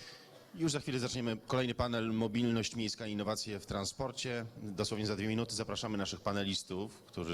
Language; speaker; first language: Polish; native; Polish